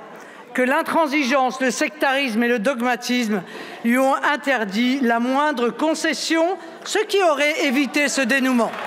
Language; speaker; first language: French; native; French